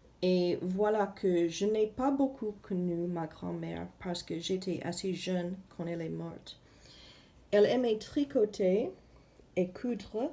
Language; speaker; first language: French; non-native, fluent; English